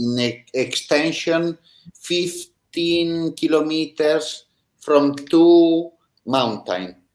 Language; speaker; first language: English; non-native, learner; Italian